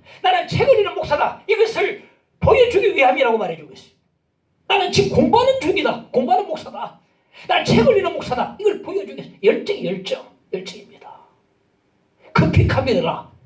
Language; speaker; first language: Korean; native; Korean